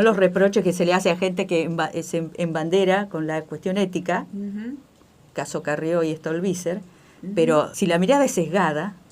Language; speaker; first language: Spanish; native; Spanish